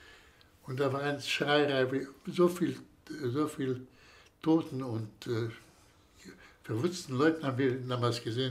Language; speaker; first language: German; non-native, fluent; Slovak